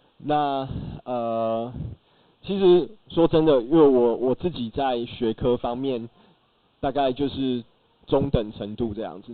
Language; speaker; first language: Chinese; native; Chinese